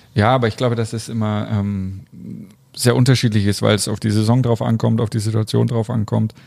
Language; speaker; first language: German; native; German